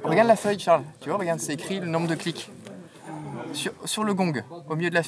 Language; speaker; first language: French; native; French